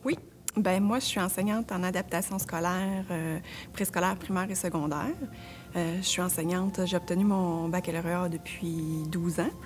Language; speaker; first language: French; native; French